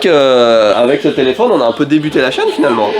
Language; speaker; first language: French; native; French